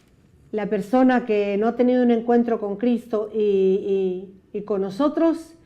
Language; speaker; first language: Spanish; native; Spanish